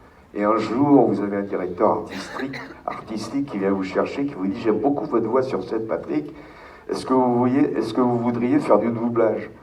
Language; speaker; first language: French; native; French